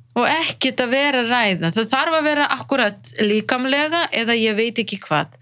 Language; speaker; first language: Icelandic; non-native, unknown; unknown